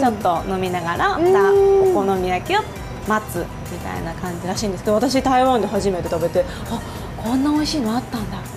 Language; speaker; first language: Japanese; native; Japanese